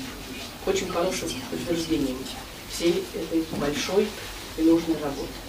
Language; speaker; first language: Russian; native; Russian